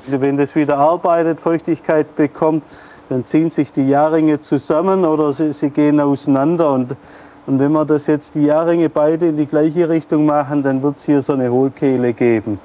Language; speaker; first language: German; native; German